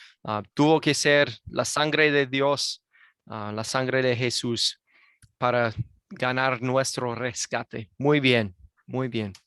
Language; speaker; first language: Spanish; non-native, fluent; English